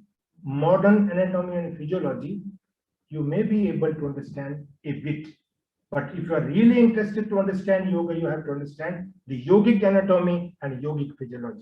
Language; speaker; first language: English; non-native, local second language; Hindi